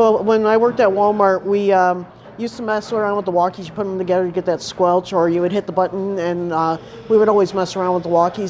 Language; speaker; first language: English; native; English